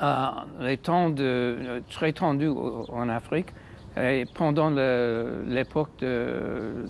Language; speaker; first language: French; non-native, fluent; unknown